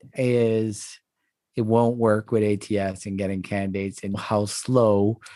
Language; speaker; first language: English; non-native, fluent; French